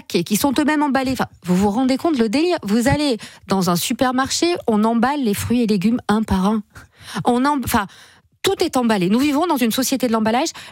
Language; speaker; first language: French; native; French